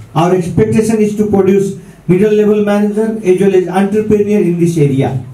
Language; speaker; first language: English; non-native, local second language; Nepali